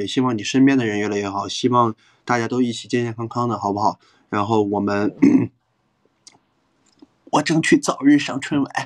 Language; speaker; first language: Chinese; native; Chinese